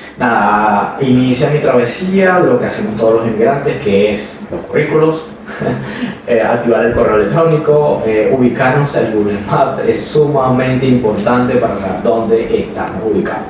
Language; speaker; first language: Spanish; native; Spanish